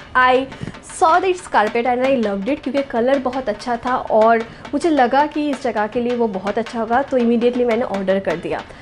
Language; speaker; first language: Hindi; non-native, local second language; Bangla